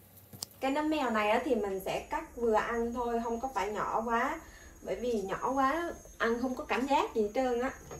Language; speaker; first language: Vietnamese; native; Vietnamese